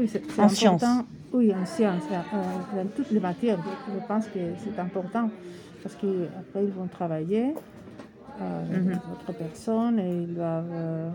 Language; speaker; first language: French; non-native, learner; Spanish